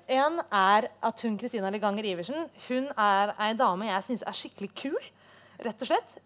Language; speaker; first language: Norwegian; native; Norwegian